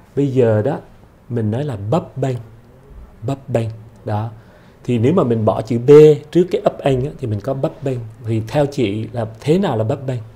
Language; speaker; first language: Vietnamese; early bilingual, heritage; Vietnamese